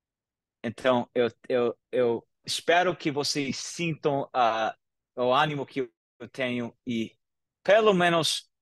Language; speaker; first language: Portuguese; non-native, fluent; English